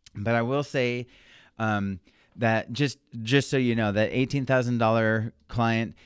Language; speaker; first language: English; native; English